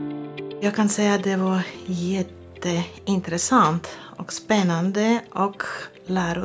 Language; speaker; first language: Swedish; non-native, fluent; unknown